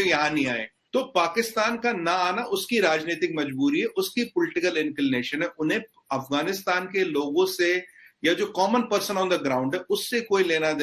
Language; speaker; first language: Hindi; native; Hindi